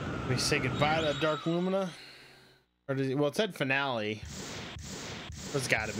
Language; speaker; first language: English; native; English